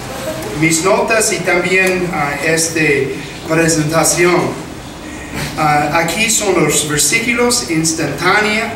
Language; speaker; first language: Spanish; non-native, fluent; English